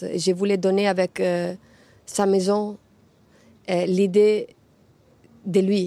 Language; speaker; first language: French; non-native, fluent; Italian